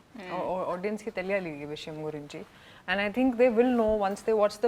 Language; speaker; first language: Telugu; non-native, fluent; Hindi